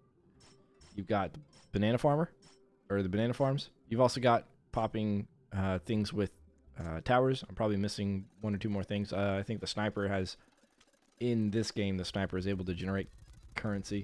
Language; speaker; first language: English; native; English